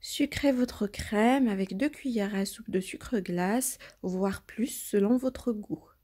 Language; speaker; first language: French; non-native, local second language; Arabic